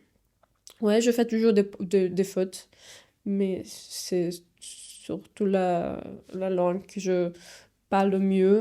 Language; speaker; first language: French; non-native, fluent; Portuguese